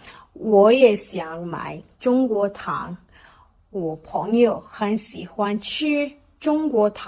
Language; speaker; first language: Chinese; non-native, learner; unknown